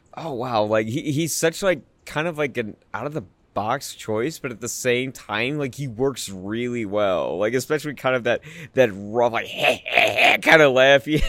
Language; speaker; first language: English; native; English